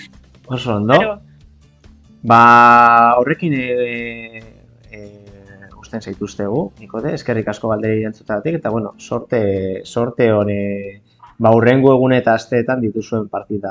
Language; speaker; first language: Basque; native; Basque